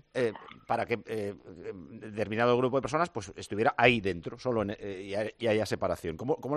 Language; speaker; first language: Spanish; native; Spanish